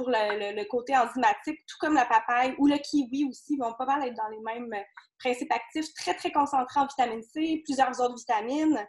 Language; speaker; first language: French; native; French